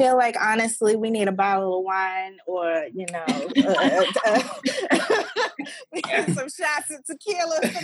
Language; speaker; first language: English; native; English